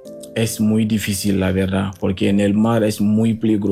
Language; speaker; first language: Spanish; non-native, learner; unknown